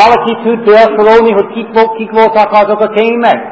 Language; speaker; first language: Hungarian; non-native, fluent; English